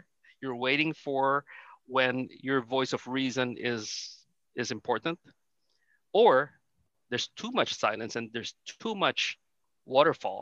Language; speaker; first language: English; non-native, local second language; Filipino